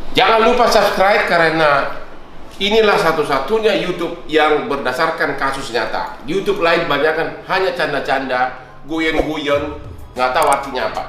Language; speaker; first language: Indonesian; non-native, local second language; Batak Toba